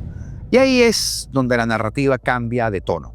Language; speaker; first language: Spanish; native; Spanish